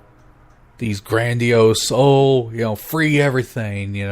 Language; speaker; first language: English; native; English